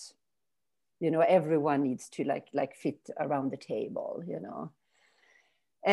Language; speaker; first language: English; non-native, fluent; Swedish